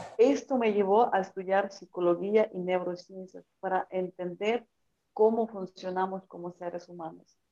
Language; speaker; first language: Spanish; non-native, fluent; Ukrainian